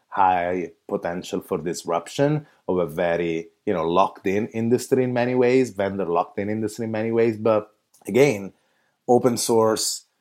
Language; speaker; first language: English; non-native, fluent; Italian